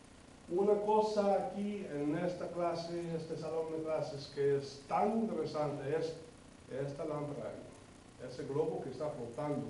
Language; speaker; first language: Spanish; non-native, fluent; English